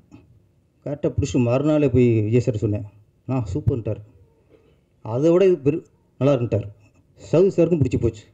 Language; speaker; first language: Tamil; native; Tamil